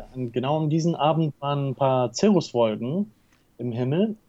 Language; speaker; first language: German; early bilingual, heritage; Spanish